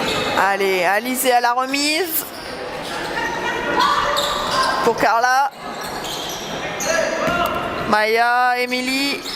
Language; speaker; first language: French; native; French